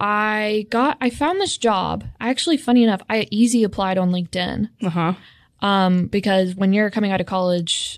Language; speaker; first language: English; native; English